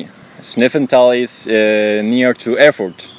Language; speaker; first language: English; non-native, learner; Spanish